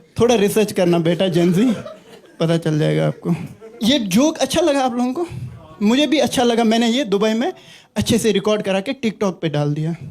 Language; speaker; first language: Hindi; non-native, local second language; Kashmiri